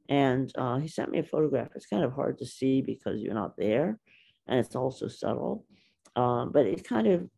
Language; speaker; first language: English; native; English